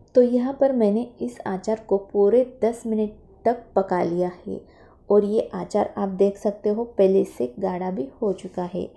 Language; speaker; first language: Hindi; non-native, local second language; Marathi